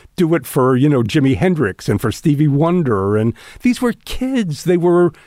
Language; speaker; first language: English; native; English